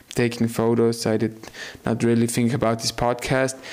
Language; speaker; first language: English; non-native, fluent; German